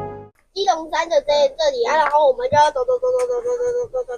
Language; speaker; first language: Chinese; non-native, fluent; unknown